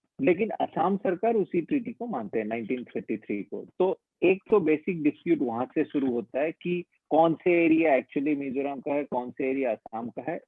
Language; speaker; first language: Hindi; non-native, local second language; Assamese